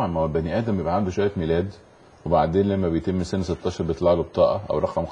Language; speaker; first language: Arabic; native; Arabic